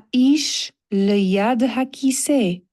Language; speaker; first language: Hebrew; non-native, learner; English